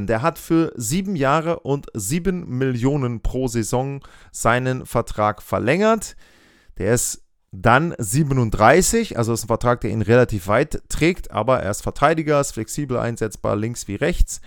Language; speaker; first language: German; native; German